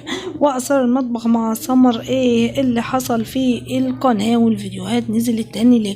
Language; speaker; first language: Arabic; native; Arabic